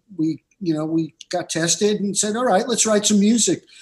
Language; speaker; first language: English; native; English